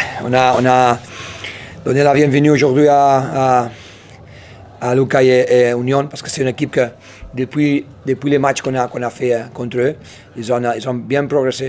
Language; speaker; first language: French; non-native, fluent; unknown